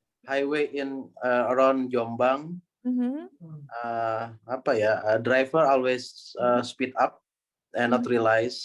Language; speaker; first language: English; non-native, learner; Indonesian